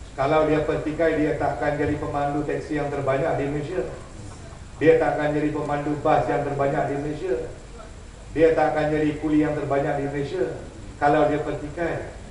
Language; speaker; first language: Malay; non-native, local second language; Tamil